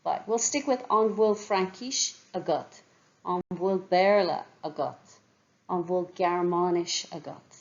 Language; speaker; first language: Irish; non-native, local second language; English